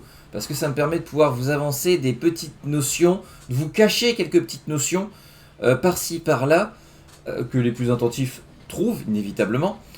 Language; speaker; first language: French; native; French